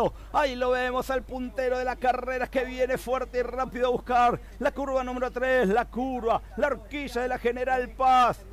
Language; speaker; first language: Spanish; native; Spanish